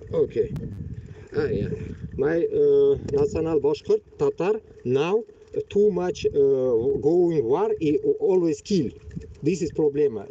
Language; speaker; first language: English; non-native, learner; Bashkir